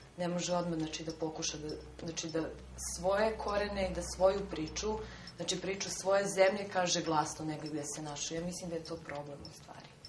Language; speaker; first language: Serbian; non-native, fluent; Armenian